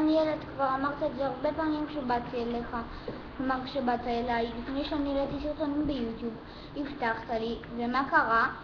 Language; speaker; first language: Hebrew; early bilingual, other home language; Russian